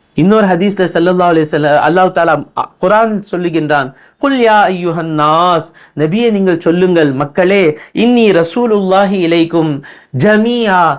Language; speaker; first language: Tamil; non-native, local second language; Urdu